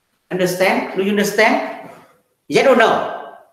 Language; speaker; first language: English; non-native, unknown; Vietnamese